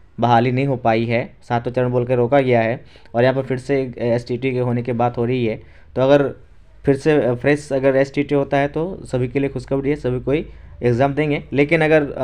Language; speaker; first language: Hindi; native; Hindi